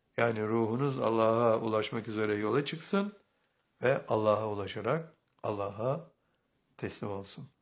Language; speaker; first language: Turkish; native; Turkish